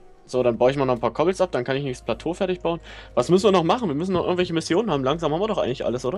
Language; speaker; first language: German; native; German